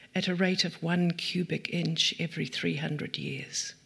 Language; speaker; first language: English; native; English